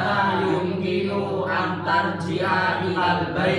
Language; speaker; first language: Arabic; non-native, learner; Indonesian